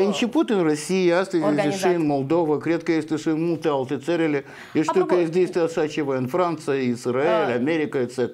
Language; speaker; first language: Romanian; non-native, local second language; Russian